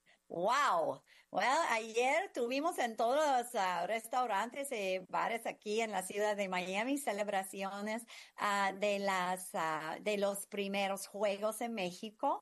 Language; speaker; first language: Spanish; non-native, fluent; English